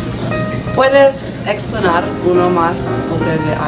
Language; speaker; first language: Spanish; non-native, learner; English